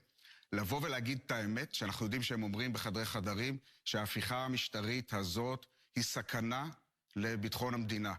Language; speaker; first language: Hebrew; native; Hebrew